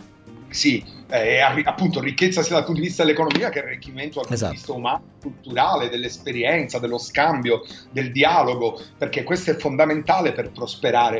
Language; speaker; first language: Italian; native; Italian